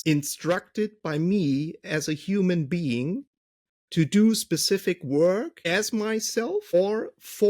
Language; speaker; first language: English; non-native, fluent; German